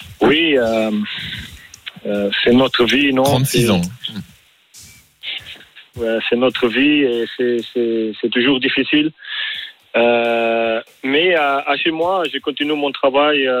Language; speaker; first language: French; non-native, learner; Portuguese